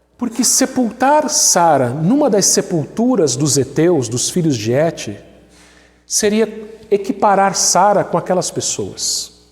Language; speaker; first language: Portuguese; native; Portuguese